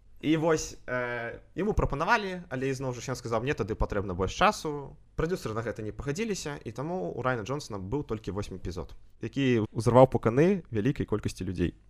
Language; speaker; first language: Belarusian; non-native, local second language; Russian